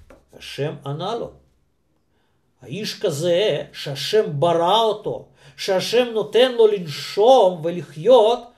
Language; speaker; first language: Hebrew; non-native, fluent; Russian